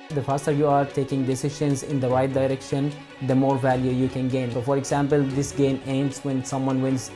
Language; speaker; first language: English; non-native, fluent; Arabic